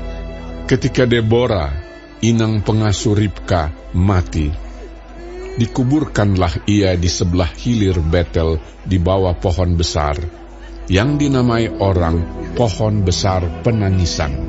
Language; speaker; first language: Indonesian; native; Indonesian